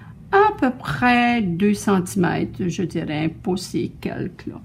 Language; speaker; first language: French; native; French